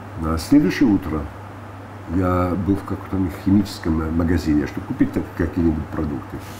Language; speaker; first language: Russian; non-native, fluent; French